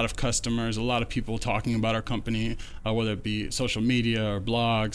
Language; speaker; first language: English; native; English